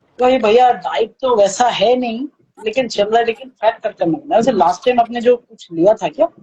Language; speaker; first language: Hindi; non-native, local second language; Bangla